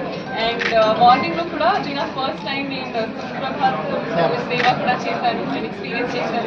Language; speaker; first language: Telugu; non-native, learner; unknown